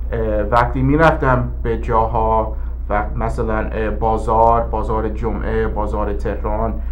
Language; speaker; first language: Persian; early bilingual, heritage; English